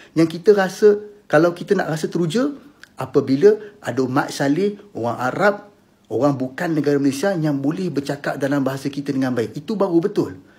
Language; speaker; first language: Malay; native; Malay